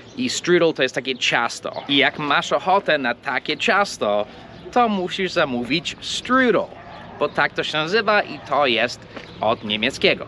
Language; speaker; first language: Polish; early bilingual, heritage; English